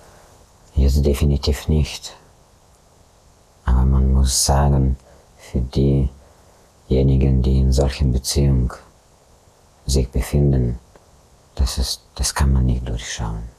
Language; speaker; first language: German; non-native, fluent; Russian